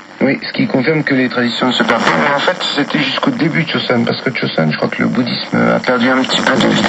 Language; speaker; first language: French; native; French